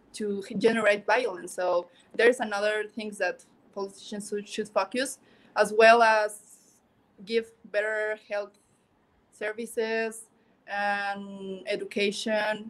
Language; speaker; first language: English; non-native, learner; Spanish